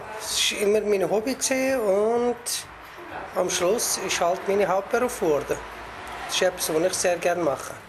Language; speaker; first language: German; non-native, fluent; Kurdish